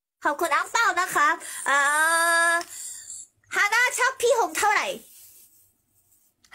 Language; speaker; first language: Thai; early bilingual, other home language; Korean